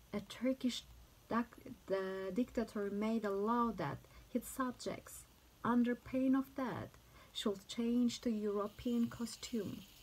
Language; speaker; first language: English; non-native, fluent; Turkish